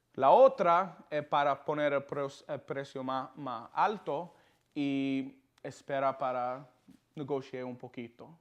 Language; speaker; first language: Spanish; non-native, learner; English